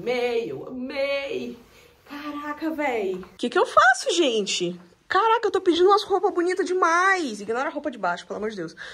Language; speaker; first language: Portuguese; native; Portuguese